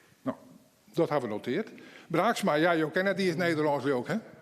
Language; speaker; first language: Dutch; non-native, local second language; Western Frisian